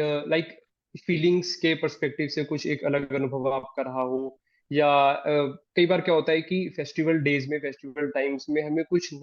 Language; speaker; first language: Hindi; native; Hindi